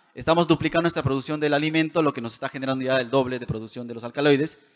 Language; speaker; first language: Spanish; native; Spanish